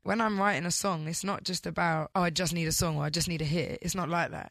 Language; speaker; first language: English; native; English